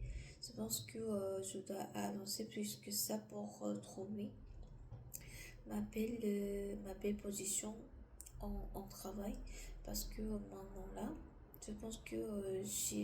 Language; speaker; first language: French; non-native, learner; Korean